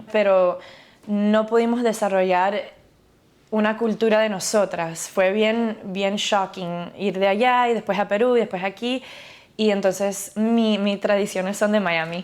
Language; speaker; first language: Spanish; early bilingual, other home language; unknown